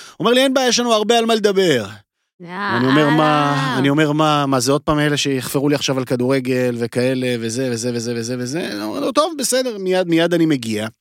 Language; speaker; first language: Hebrew; native; Hebrew